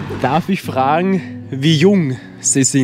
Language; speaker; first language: German; native; German